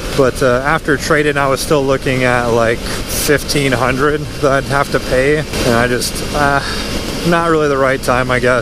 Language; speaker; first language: English; native; English